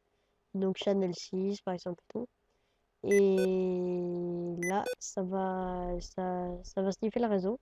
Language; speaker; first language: French; native; French